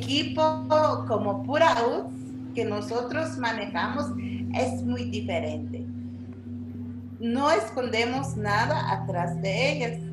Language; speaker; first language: Spanish; non-native, local second language; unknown